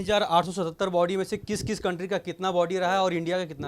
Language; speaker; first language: Hindi; native; Hindi